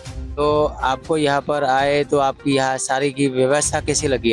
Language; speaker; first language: Hindi; native; Hindi